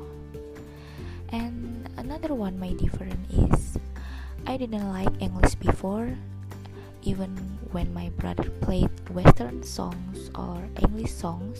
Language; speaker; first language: English; non-native, learner; Indonesian